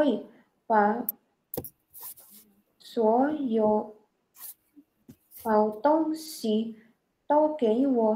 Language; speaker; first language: Chinese; non-native, learner; Indonesian